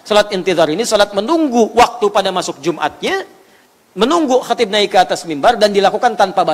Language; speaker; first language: Indonesian; native; Indonesian